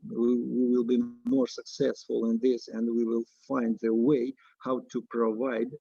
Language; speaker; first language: English; non-native, fluent; Russian